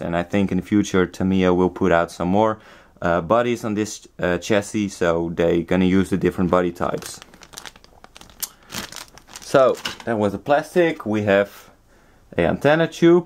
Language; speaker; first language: English; non-native, fluent; Dutch